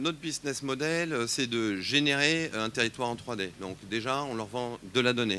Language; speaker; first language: French; native; French